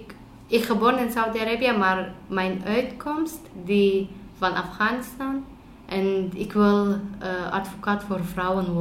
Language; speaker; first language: Dutch; non-native, learner; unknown